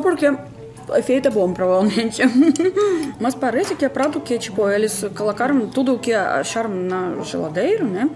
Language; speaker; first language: Portuguese; non-native, fluent; Russian